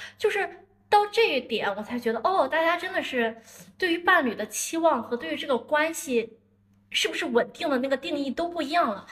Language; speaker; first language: Chinese; native; Chinese